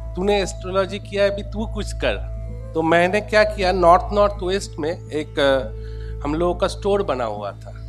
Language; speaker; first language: Hindi; non-native, local second language; Bangla